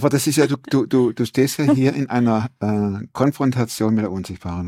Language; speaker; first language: German; native; German